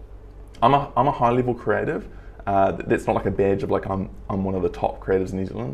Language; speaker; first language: English; native; English